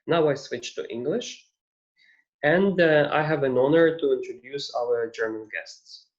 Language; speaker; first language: English; non-native, fluent; Ukrainian